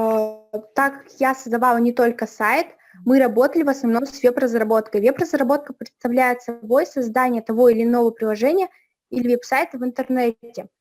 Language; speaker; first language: Russian; native; Russian